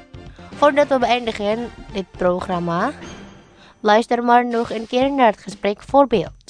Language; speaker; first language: Dutch; non-native, fluent; Indonesian